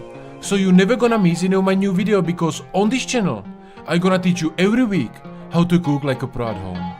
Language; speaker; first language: English; non-native, fluent; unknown